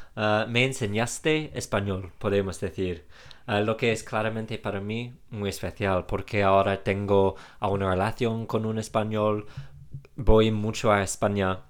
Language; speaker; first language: Spanish; non-native, fluent; English